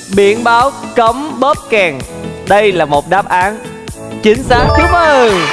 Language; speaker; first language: Vietnamese; native; Vietnamese